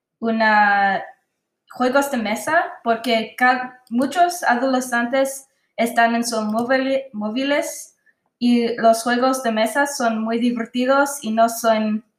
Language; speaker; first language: Spanish; non-native, learner; English